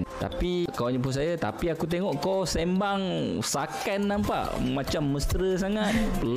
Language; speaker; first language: Malay; native; Malay